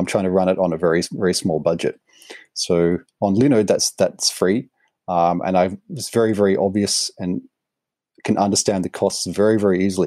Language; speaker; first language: English; native; English